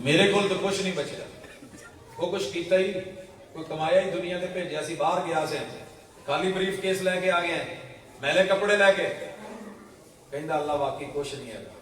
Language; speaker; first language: Urdu; non-native, local second language; Punjabi